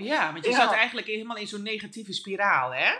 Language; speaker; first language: Dutch; native; Dutch